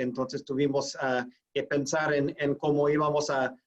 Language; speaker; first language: Spanish; non-native, fluent; English